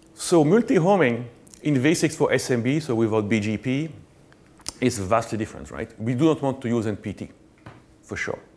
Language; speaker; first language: English; non-native, fluent; French